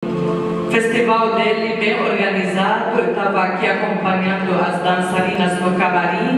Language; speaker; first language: Portuguese; non-native, fluent; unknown